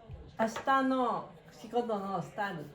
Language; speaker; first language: Japanese; non-native, learner; English